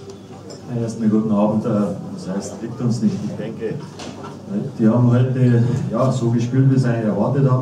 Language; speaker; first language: German; native; German